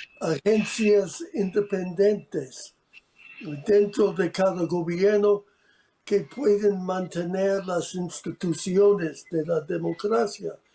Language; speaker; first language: Spanish; non-native, fluent; English